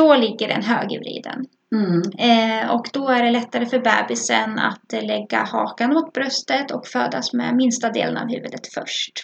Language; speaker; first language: Swedish; native; Swedish